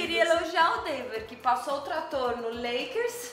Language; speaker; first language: Portuguese; native; Portuguese